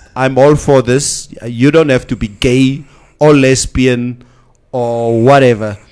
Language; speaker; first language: English; non-native, local second language; Afrikaans